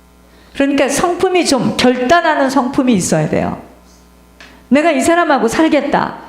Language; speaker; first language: Korean; native; Korean